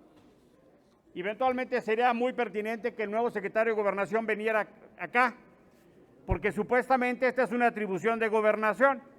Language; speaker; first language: Spanish; native; Spanish